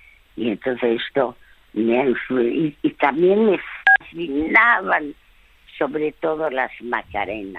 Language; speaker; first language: Spanish; early bilingual, other home language; French